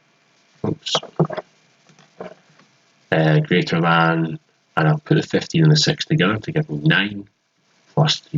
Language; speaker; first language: English; native; English